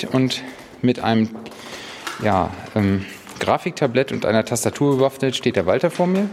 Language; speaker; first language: German; native; German